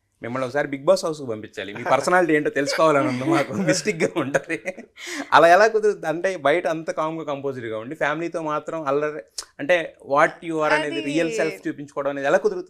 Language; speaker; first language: Telugu; native; Telugu